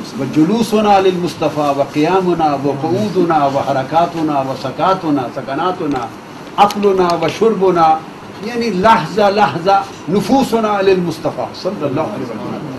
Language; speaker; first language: Arabic; non-native, learner; Urdu